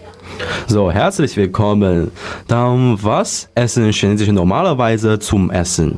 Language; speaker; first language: German; non-native, learner; Chinese